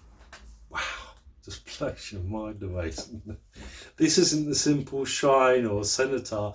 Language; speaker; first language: English; native; English